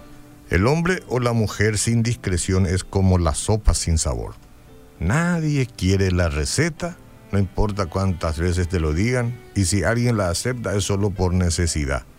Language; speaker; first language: Spanish; native; Spanish